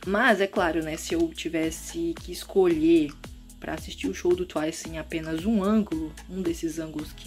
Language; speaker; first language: Portuguese; native; Portuguese